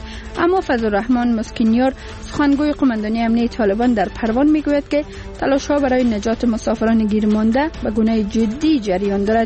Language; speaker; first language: Persian; native; Persian